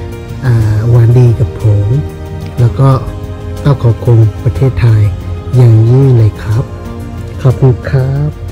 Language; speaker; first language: Thai; non-native, fluent; Burmese